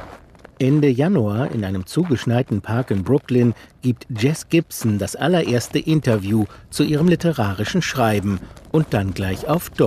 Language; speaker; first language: German; native; German